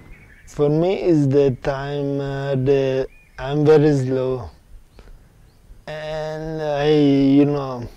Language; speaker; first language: English; non-native, learner; Italian